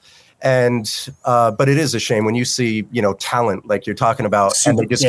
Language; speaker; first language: English; native; English